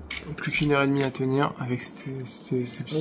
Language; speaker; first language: French; native; French